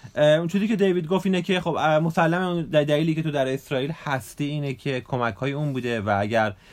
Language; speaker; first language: Persian; native; Persian